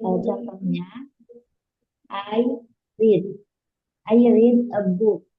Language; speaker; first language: English; non-native, learner; Indonesian